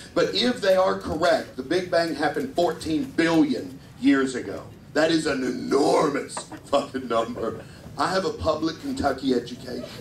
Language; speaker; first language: English; native; English